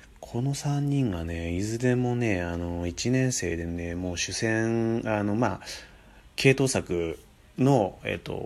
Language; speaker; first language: Japanese; native; Japanese